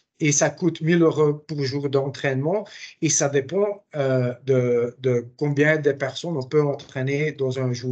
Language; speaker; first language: French; non-native, local second language; Dutch